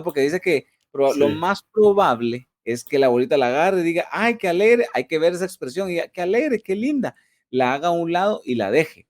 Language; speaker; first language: Spanish; native; Spanish